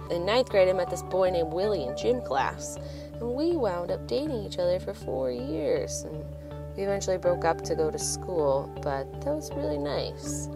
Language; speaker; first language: English; native; English